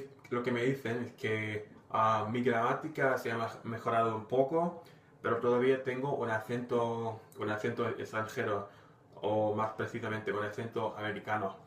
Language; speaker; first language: Spanish; non-native, fluent; English